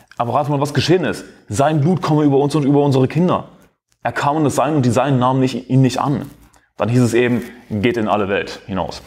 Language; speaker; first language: German; native; German